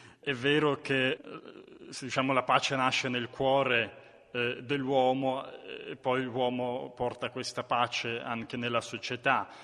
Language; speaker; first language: Italian; non-native, fluent; Ukrainian